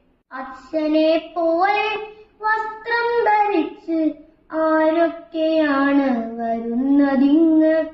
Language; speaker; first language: Malayalam; native; Malayalam